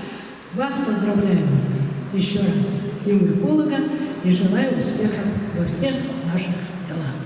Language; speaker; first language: Russian; non-native, local second language; Yakut